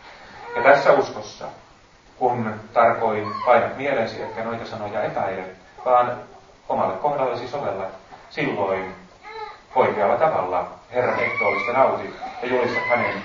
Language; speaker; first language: Finnish; native; Finnish